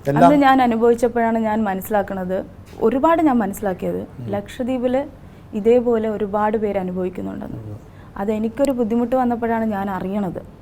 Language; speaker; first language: Malayalam; non-native, local second language; Divehi